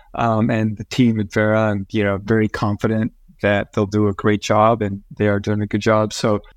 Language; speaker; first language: English; early bilingual, other home language; Spanish